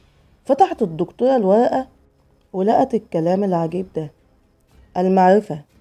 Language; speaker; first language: Arabic; native; Arabic